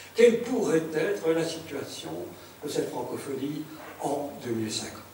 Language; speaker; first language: French; native; French